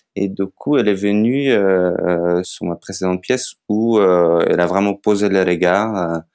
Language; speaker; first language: French; non-native, fluent; Macedonian